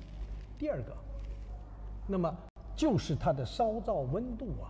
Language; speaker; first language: Chinese; native; Chinese